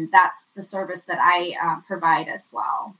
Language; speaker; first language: English; native; English